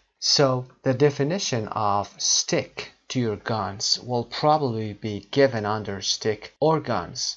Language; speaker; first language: English; non-native, fluent; Persian